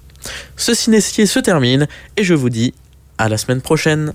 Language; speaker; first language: French; native; French